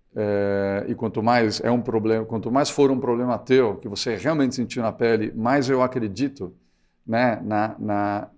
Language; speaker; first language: Portuguese; early bilingual, other home language; Spanish